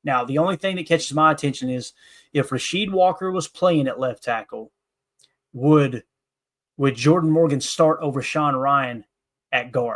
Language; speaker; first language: English; native; English